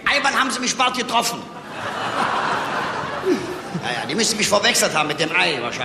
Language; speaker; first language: German; native; German